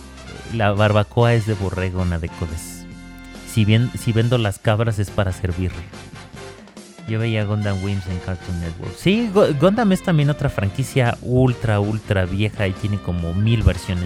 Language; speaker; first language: Spanish; native; Spanish